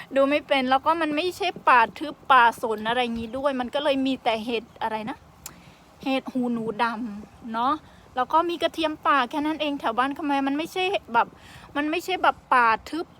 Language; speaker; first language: Thai; non-native, local second language; Khmer